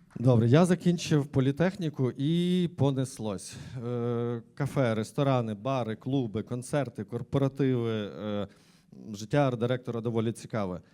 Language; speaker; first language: Ukrainian; native; Ukrainian